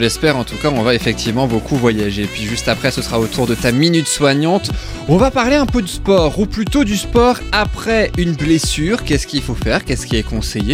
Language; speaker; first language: French; native; French